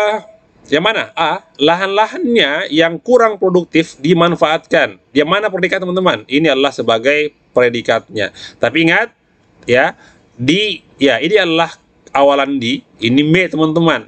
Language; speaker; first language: Indonesian; native; Indonesian